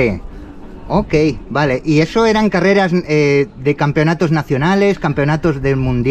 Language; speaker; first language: Spanish; native; Spanish